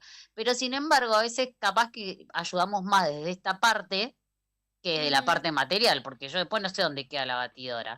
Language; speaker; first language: Spanish; native; Spanish